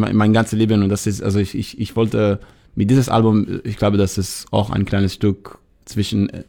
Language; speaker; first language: German; non-native, learner; English